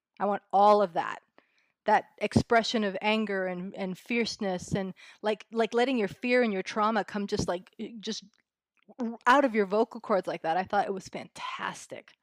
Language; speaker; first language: English; early bilingual, other home language; Spanish